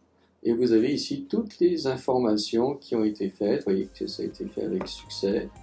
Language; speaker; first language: French; native; French